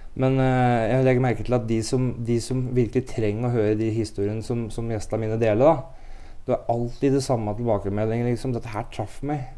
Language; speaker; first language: Norwegian; native; Norwegian